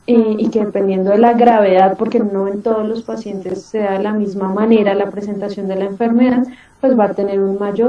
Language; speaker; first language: Spanish; native; Spanish